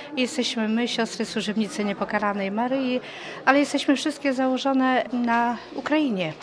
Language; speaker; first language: Polish; non-native, local second language; Ukrainian